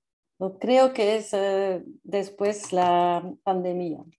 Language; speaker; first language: Spanish; non-native, learner; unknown